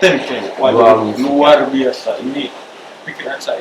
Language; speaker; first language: Indonesian; non-native, local second language; English